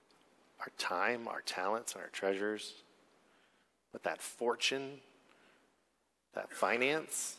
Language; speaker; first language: English; native; English